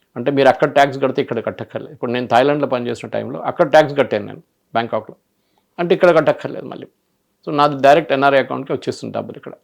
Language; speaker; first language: Telugu; non-native, local second language; Malayalam